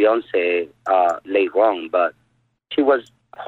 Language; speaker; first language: English; non-native, fluent; Spanish